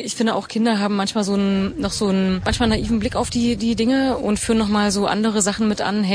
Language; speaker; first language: German; native; German